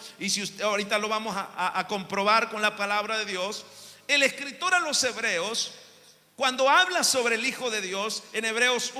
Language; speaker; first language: Spanish; native; Spanish